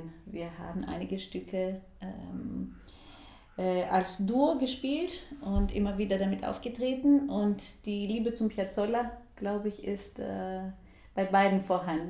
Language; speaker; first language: German; non-native, fluent; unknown